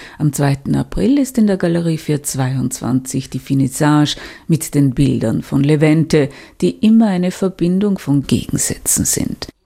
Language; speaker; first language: German; native; German